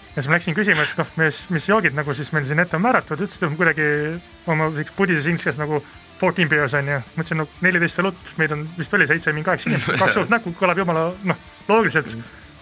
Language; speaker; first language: Estonian; native; Estonian